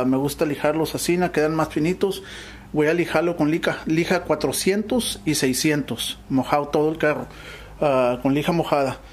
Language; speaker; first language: Spanish; early bilingual, heritage; Spanish